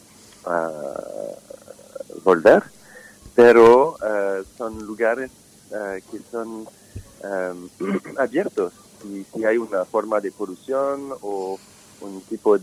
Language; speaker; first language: Spanish; non-native, fluent; French